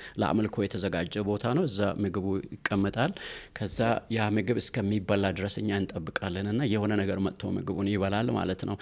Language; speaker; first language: Amharic; non-native, local second language; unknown